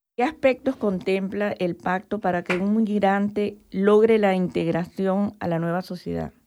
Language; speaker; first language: Spanish; native; Spanish